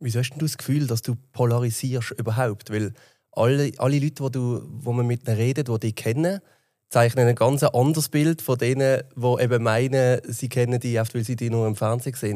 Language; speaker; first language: German; native; German